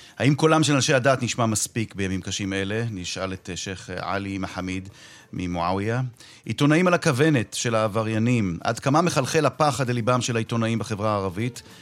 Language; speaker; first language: Hebrew; native; Hebrew